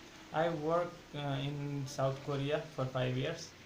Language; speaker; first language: English; non-native, learner; Nepali